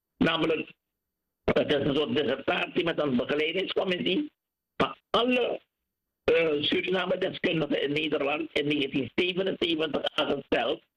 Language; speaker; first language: Dutch; native; Dutch